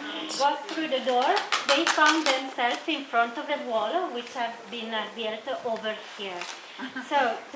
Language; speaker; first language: English; non-native, fluent; French